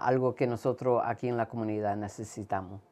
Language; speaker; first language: Spanish; early bilingual, heritage; Spanish